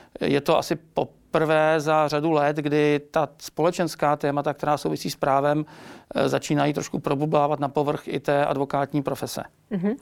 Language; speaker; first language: Czech; native; Czech